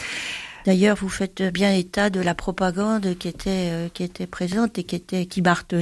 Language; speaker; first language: French; native; French